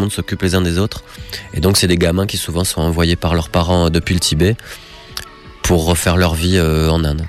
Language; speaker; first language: French; native; French